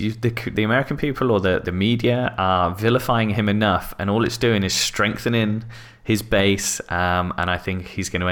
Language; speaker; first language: English; native; English